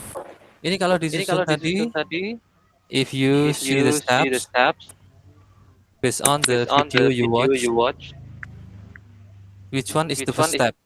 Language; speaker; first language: English; non-native, fluent; Indonesian